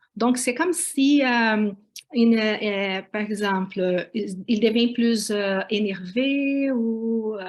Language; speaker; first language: French; non-native, fluent; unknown